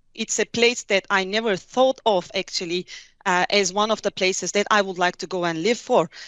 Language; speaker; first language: English; non-native, fluent; Turkish